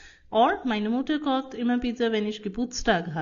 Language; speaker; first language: German; non-native, fluent; Hindi